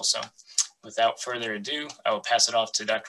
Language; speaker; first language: English; native; English